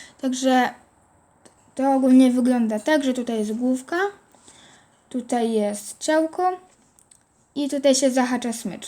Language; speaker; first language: Polish; native; Polish